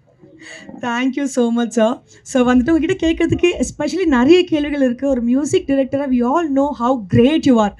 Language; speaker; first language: Tamil; native; Tamil